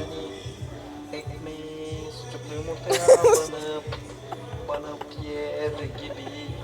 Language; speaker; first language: Turkish; native; Turkish